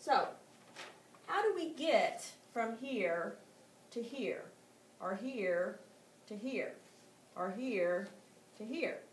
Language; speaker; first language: English; native; English